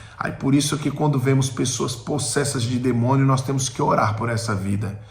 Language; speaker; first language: Portuguese; native; Portuguese